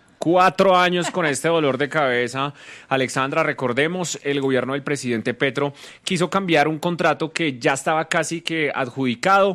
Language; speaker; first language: Spanish; native; Spanish